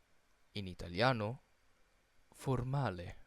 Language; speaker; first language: Italian; non-native, fluent; Filipino